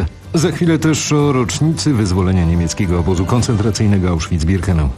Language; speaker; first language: Polish; native; Polish